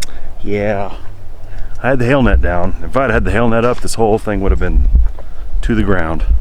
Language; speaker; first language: English; native; English